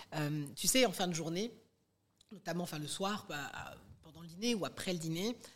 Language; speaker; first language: French; native; French